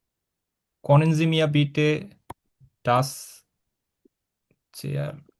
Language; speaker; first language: German; non-native, learner; Bangla